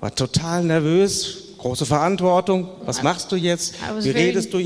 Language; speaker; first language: German; native; German